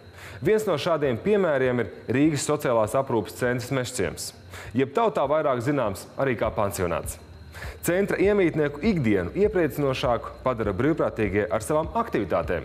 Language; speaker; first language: Latvian; native; Latvian